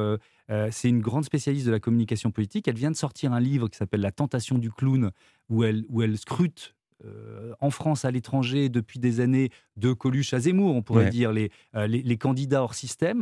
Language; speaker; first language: French; native; French